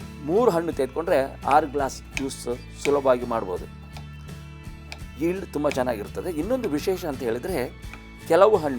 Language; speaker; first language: Kannada; native; Kannada